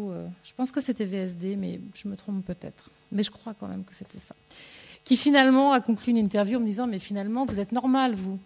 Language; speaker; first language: French; native; French